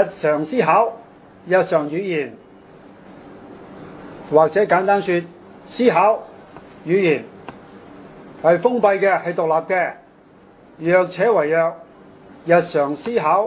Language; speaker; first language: Chinese; non-native, local second language; Cantonese